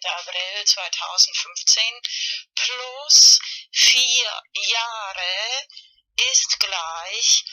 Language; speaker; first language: German; non-native, fluent; Spanish